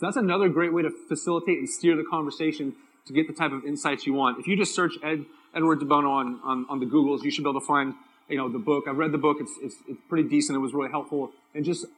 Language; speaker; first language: English; native; English